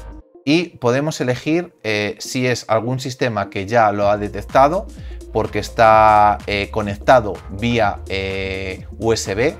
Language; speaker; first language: Spanish; native; Spanish